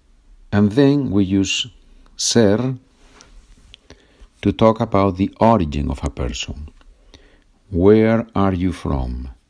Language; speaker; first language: English; non-native, fluent; Spanish